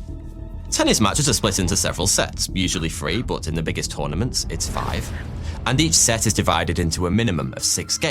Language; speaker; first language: English; native; English